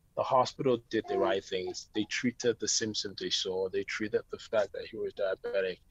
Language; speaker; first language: English; native; English